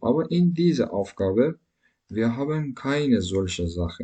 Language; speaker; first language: German; non-native, learner; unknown